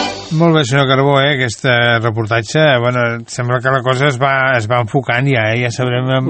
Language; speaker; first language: Catalan; native; Catalan